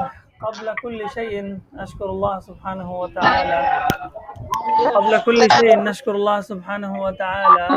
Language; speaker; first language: Arabic; non-native, fluent; Bangla